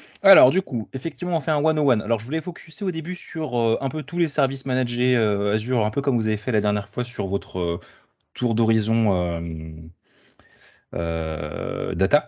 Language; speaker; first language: French; native; French